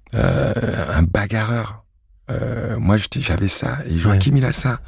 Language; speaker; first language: French; native; French